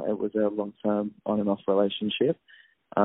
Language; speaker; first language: English; native; English